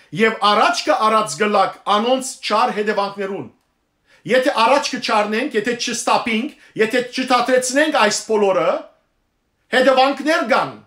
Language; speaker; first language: Armenian; early bilingual, heritage; Armenian